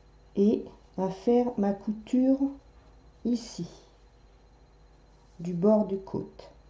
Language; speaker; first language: French; native; French